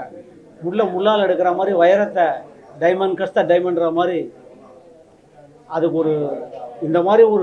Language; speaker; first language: Tamil; native; Tamil